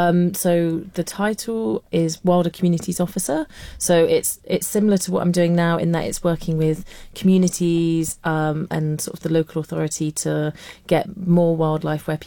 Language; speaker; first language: English; native; English